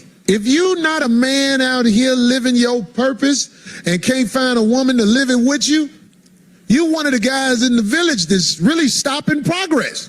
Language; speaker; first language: English; native; English